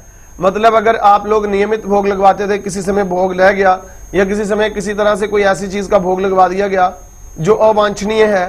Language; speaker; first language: Hindi; native; Hindi